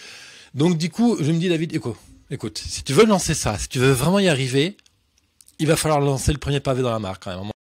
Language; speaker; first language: French; native; French